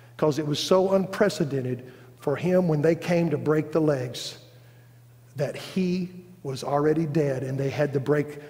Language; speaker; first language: English; native; English